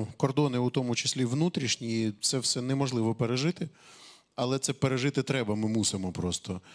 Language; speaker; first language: Ukrainian; native; Ukrainian